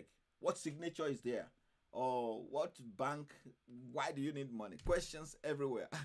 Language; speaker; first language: English; non-native, fluent; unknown